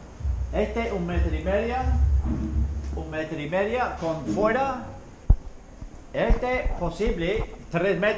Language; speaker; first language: Spanish; non-native, learner; English